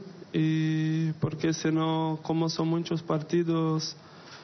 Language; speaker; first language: Spanish; non-native, fluent; Portuguese